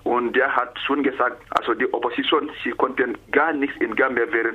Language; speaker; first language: German; non-native, learner; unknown